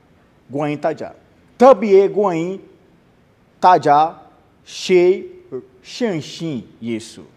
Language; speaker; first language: Chinese; non-native, learner; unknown